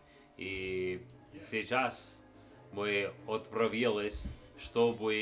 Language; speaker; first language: Russian; non-native, learner; English